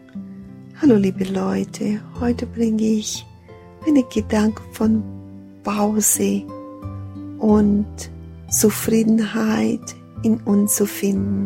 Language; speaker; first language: German; non-native, fluent; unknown